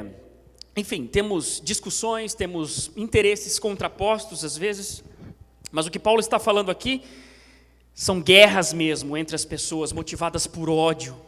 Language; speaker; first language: Portuguese; native; Portuguese